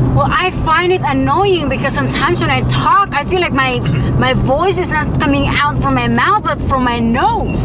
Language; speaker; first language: English; non-native, fluent; Indonesian